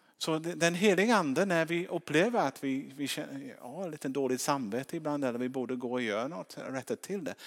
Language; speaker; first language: Swedish; non-native, fluent; English